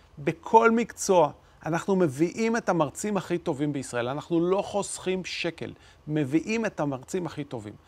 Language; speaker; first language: Hebrew; native; Hebrew